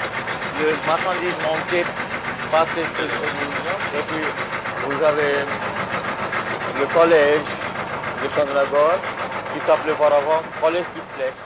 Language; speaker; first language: French; non-native, fluent; Bangla